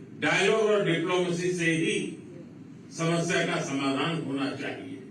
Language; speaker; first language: Hindi; non-native, local second language; Gujarati